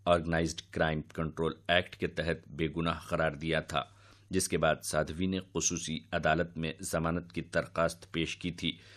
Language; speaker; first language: Urdu; native; Urdu